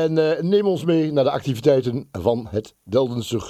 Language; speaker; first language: Dutch; native; Dutch